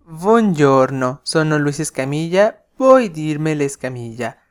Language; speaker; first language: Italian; non-native, learner; Spanish